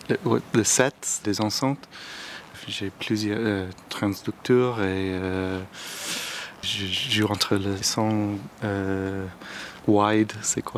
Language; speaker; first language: French; non-native, learner; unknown